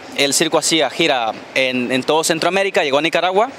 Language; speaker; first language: Spanish; native; Spanish